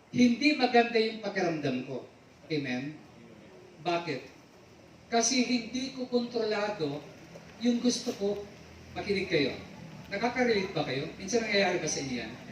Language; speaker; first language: Filipino; native; Filipino